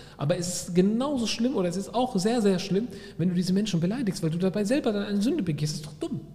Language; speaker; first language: German; early bilingual, other home language; Arabic